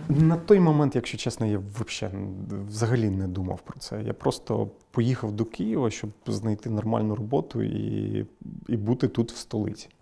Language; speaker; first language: Ukrainian; non-native, local second language; Crimean Tatar